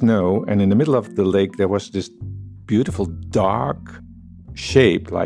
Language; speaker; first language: English; non-native, fluent; Dutch